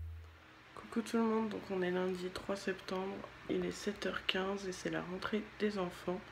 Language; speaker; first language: French; native; French